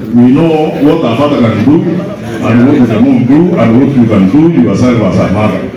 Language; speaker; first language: English; non-native, local second language; Gusii